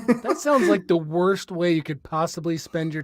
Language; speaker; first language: English; native; English